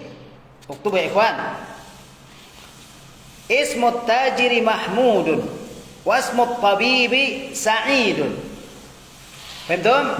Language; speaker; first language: Arabic; non-native, fluent; Indonesian